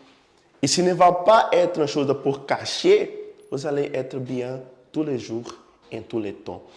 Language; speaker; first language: French; non-native, fluent; Portuguese